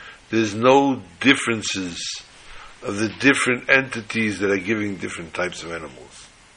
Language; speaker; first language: English; native; English